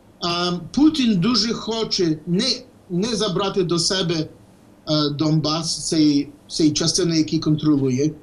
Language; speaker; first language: Ukrainian; early bilingual, heritage; Ukrainian